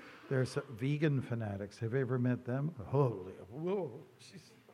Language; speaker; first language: English; native; English